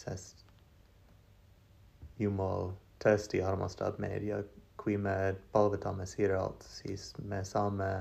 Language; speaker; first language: Estonian; non-native, learner; English